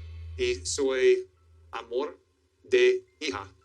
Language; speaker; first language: Spanish; non-native, learner; English